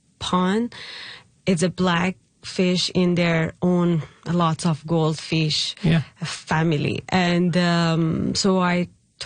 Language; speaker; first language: English; non-native, learner; Persian